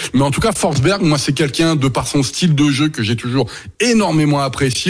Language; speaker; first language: French; native; French